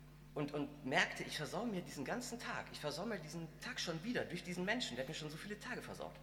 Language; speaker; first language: German; native; German